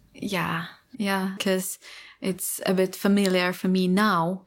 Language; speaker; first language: English; non-native, fluent; Ukrainian